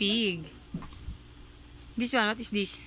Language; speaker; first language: English; non-native, learner; Filipino